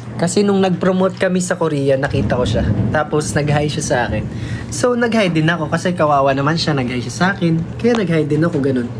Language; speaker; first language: Filipino; non-native, local second language; Waray